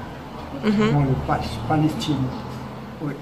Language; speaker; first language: French; non-native, learner; Morisyen